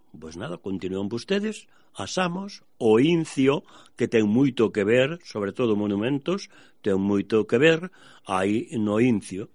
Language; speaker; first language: Galician; native; Galician